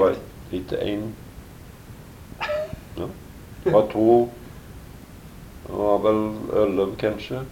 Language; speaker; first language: Norwegian; early bilingual, heritage; Norwegian